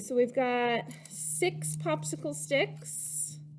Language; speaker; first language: English; native; English